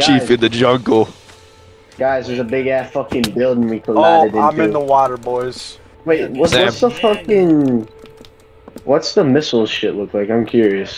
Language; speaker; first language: English; native; English